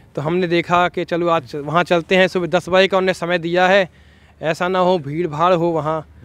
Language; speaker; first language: Hindi; native; Hindi